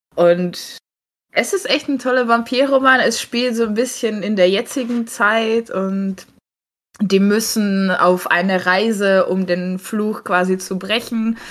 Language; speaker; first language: German; non-native, fluent; Czech